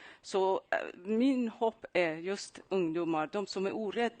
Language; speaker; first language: Swedish; non-native, fluent; Persian